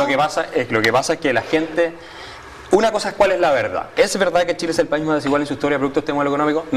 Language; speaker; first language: Spanish; native; Spanish